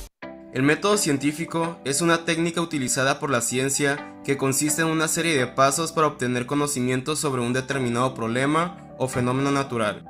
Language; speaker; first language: Spanish; native; Spanish